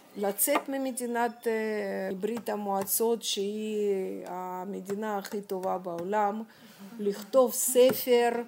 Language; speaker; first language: Hebrew; non-native, fluent; Russian